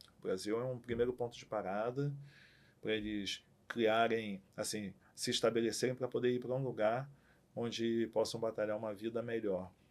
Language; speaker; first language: Portuguese; native; Portuguese